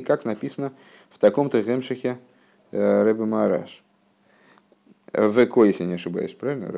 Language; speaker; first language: Russian; native; Russian